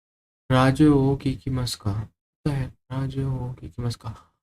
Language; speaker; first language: Japanese; non-native, learner; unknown